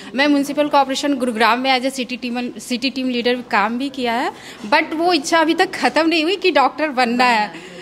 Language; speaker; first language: Hindi; native; Hindi